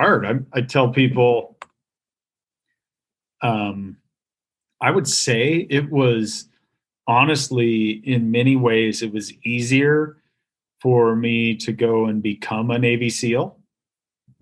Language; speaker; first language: English; native; English